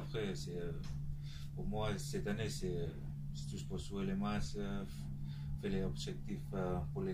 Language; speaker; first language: French; non-native, learner; Tongan